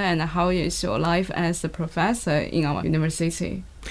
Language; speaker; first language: English; non-native, fluent; Chinese